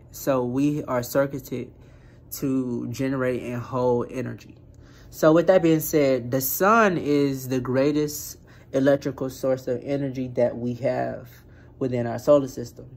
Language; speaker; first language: English; native; English